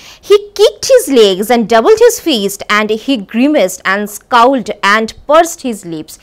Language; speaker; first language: English; non-native, local second language; Bangla